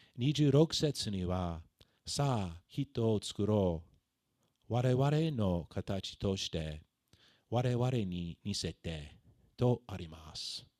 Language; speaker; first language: Japanese; non-native, fluent; English